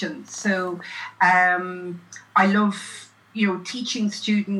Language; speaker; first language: English; native; English